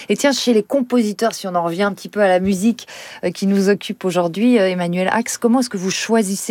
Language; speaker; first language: French; native; French